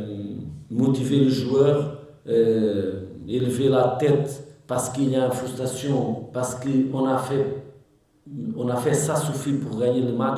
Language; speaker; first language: French; non-native, learner; Portuguese